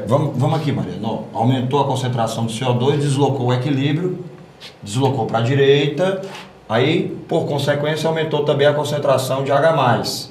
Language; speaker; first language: Portuguese; native; Portuguese